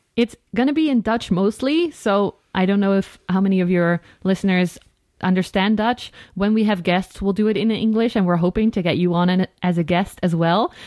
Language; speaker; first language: English; non-native, fluent; Dutch